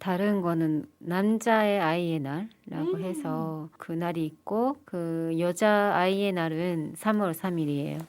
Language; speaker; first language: Korean; non-native, fluent; Japanese